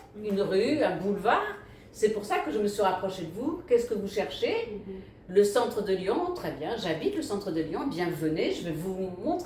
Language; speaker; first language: French; early bilingual, other home language; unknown